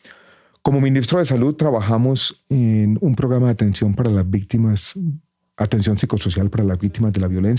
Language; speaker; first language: Spanish; native; Spanish